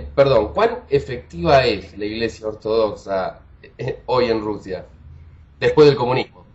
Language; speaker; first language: Spanish; native; Spanish